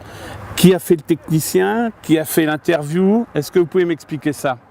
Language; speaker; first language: French; native; French